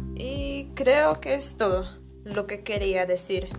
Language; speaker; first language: Spanish; non-native, fluent; Polish